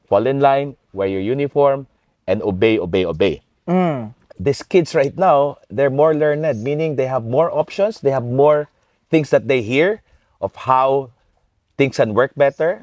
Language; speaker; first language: English; non-native, local second language; Filipino